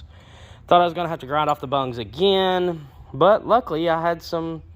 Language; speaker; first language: English; native; English